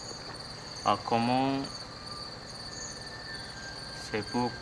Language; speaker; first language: French; non-native, learner; Vietnamese